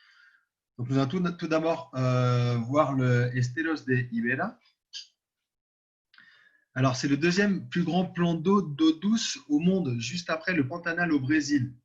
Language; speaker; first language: French; native; French